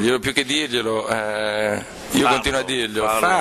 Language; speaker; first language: Italian; native; Italian